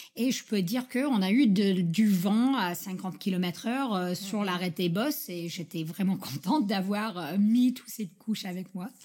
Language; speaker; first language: French; non-native, fluent; English